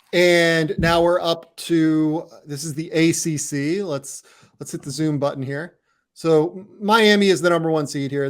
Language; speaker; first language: English; native; English